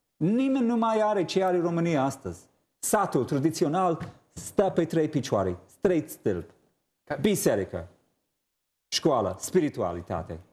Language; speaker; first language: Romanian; non-native, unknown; English